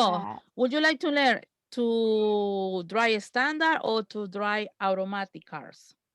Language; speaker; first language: English; non-native, fluent; Spanish